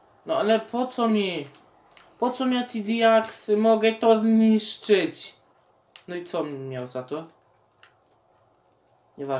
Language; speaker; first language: Polish; native; Polish